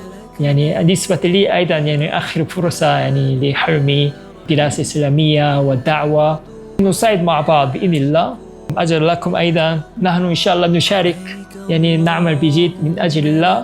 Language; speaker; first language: Arabic; non-native, fluent; Korean